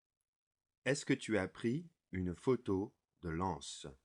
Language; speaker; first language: French; non-native, fluent; English